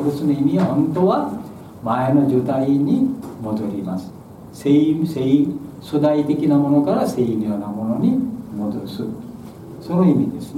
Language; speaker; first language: Japanese; non-native, learner; Bangla